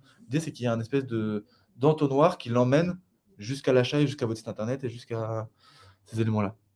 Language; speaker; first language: French; native; French